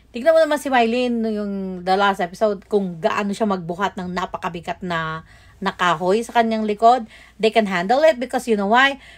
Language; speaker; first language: Filipino; non-native, local second language; Iloko